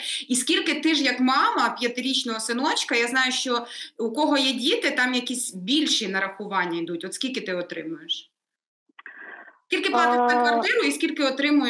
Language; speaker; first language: Ukrainian; native; Ukrainian